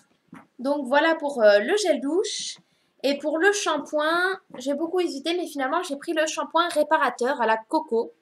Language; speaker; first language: French; native; French